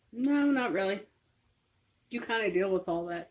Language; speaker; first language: English; native; English